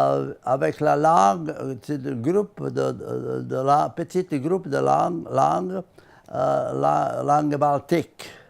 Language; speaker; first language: French; non-native, learner; Latvian